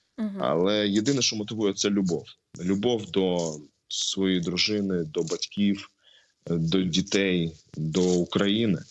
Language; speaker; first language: Ukrainian; non-native, local second language; Russian